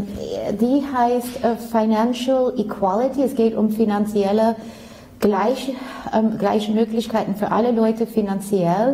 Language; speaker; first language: German; non-native, fluent; English